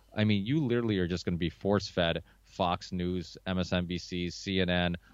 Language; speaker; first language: English; early bilingual, other home language; Portuguese